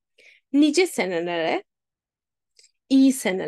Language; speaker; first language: Turkish; non-native, fluent; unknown